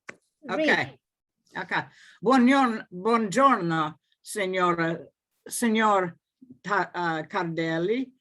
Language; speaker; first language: Italian; non-native, learner; English